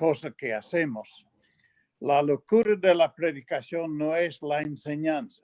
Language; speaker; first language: Spanish; non-native, fluent; English